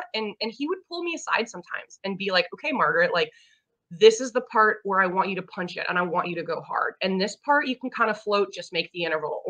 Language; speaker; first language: English; native; English